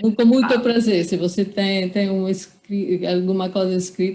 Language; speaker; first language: Portuguese; non-native, fluent; Italian